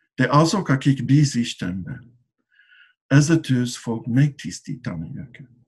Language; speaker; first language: Hungarian; non-native, learner; English